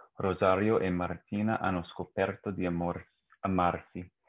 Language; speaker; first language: Italian; non-native, learner; English